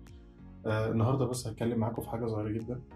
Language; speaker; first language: Arabic; native; Arabic